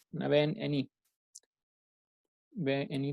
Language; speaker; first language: Spanish; native; Spanish